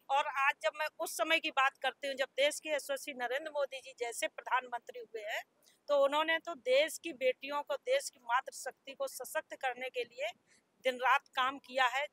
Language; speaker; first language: Hindi; native; Hindi